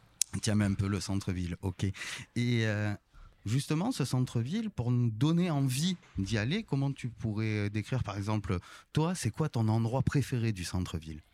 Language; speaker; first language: French; native; French